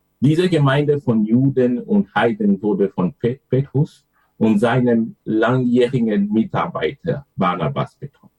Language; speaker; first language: German; non-native, fluent; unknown